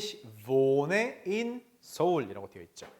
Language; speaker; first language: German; non-native, fluent; Korean